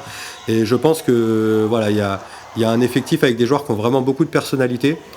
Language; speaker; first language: French; native; French